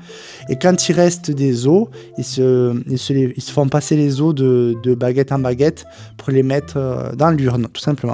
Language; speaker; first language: French; native; French